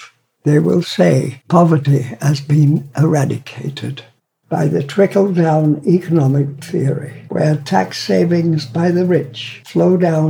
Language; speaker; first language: English; native; English